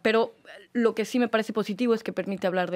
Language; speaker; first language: Spanish; native; Spanish